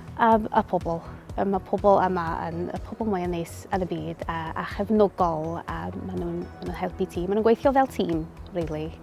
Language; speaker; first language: Welsh; non-native, local second language; English